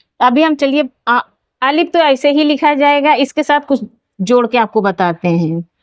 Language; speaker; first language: Hindi; native; Hindi